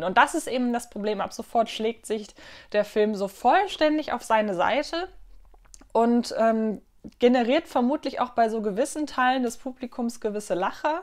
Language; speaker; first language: German; native; German